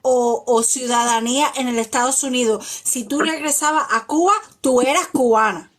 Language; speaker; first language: Spanish; early bilingual, heritage; Spanish